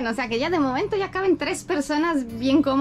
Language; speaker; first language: Spanish; native; Spanish